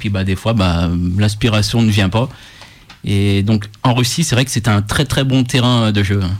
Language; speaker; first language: French; native; French